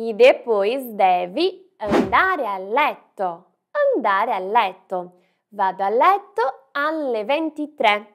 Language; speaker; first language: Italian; non-native, fluent; Portuguese